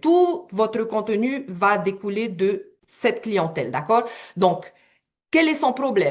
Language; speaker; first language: French; native; French